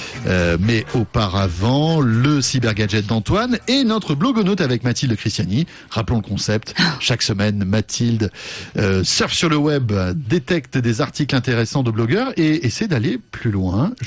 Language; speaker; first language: French; native; French